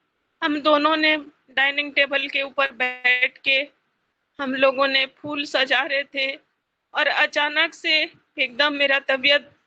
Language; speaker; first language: Hindi; non-native, local second language; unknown